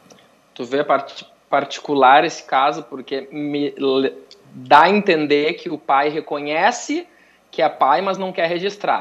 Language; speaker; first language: Portuguese; native; Portuguese